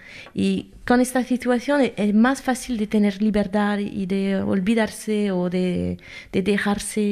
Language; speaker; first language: Spanish; non-native, fluent; French